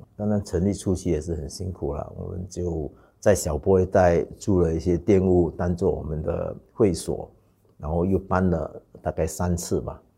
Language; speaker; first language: Chinese; non-native, local second language; Wu Chinese